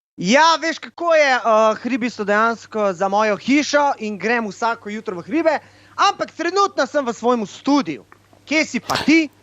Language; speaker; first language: Slovenian; early bilingual, other home language; Bosnian